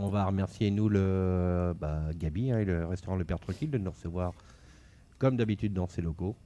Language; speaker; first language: French; native; French